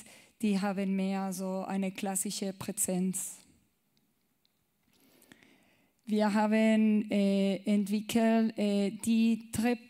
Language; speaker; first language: German; non-native, learner; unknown